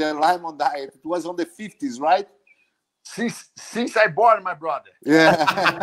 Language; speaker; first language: English; non-native, learner; Portuguese